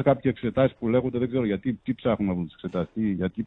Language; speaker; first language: Greek; native; Greek